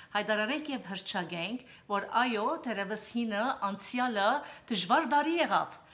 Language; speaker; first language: Armenian; early bilingual, heritage; Armenian